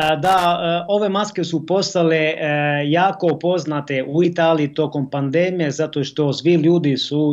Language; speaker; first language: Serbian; non-native, fluent; Italian